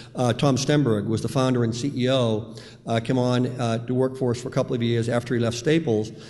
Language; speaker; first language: English; native; English